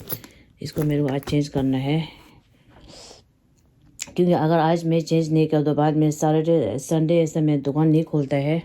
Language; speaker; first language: Hindi; non-native, local second language; Tibetan